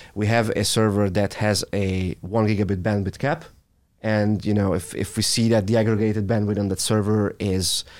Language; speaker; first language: English; non-native, fluent; Hungarian